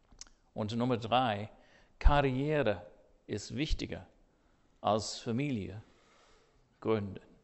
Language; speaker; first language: German; non-native, fluent; English